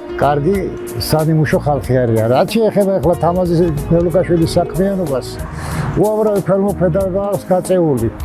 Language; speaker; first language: Georgian; native; Georgian